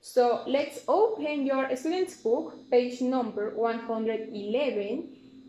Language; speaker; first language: English; non-native, fluent; Spanish